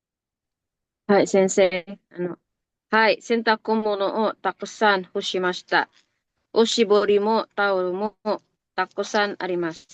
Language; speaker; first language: Japanese; non-native, learner; Filipino